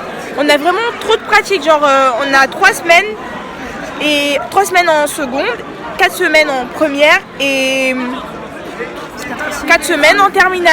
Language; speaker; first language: French; native; French